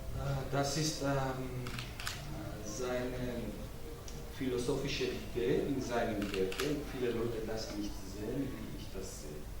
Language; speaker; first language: German; non-native, learner; Georgian